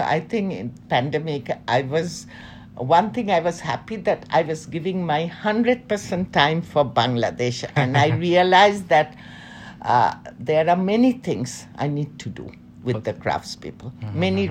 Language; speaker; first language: English; non-native, local second language; Bangla